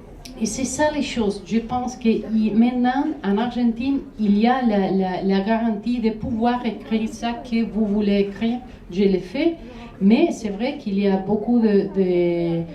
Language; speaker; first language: French; non-native, fluent; Spanish